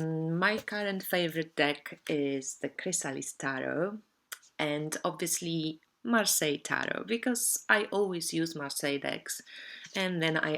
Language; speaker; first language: English; non-native, fluent; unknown